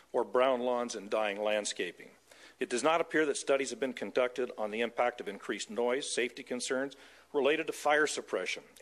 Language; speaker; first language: English; native; English